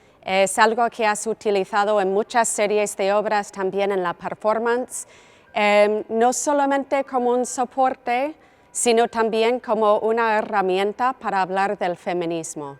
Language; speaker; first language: Spanish; non-native, fluent; English